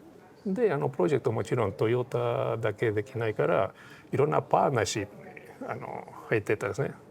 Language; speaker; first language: Japanese; non-native, fluent; Portuguese